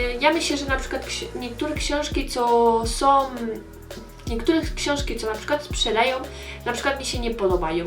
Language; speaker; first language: Polish; early bilingual, heritage; Polish